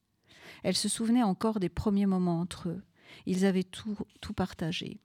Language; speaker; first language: French; native; French